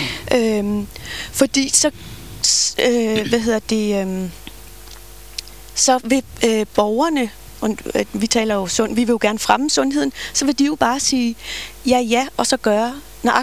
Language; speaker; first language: Danish; native; Danish